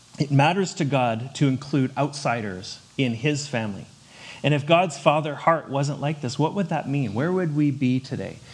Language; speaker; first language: English; native; English